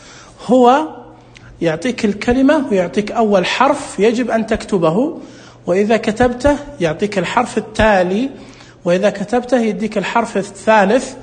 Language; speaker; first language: Arabic; native; Arabic